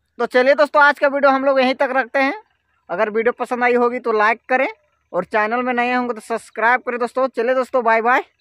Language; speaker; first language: Hindi; native; Hindi